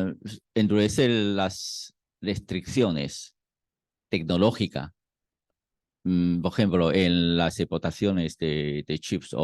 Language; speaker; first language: Spanish; non-native, fluent; Chinese